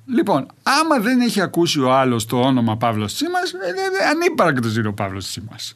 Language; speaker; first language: Greek; native; Greek